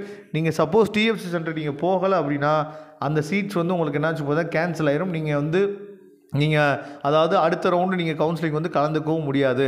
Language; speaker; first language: Tamil; native; Tamil